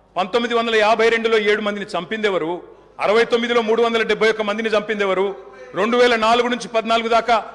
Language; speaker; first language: Telugu; native; Telugu